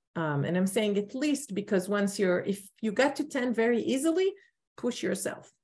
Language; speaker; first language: English; non-native, fluent; Hebrew